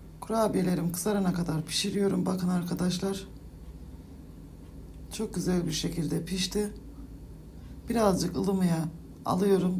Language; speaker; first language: Turkish; native; Turkish